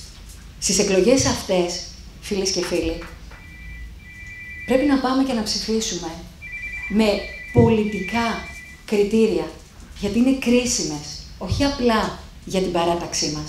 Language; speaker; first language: Greek; native; Greek